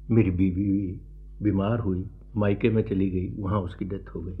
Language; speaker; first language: Hindi; native; Hindi